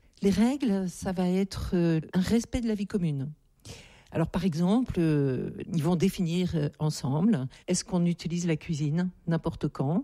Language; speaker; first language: French; native; French